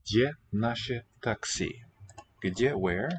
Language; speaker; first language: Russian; non-native, learner; English